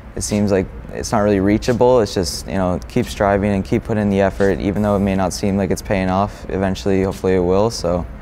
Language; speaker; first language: English; native; English